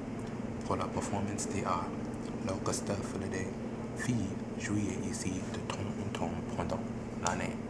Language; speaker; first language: French; non-native, learner; English